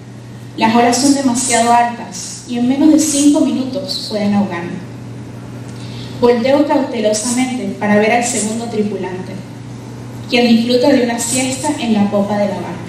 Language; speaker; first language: Spanish; native; Spanish